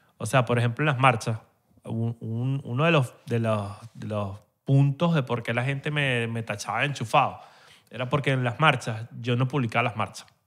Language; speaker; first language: Spanish; native; Spanish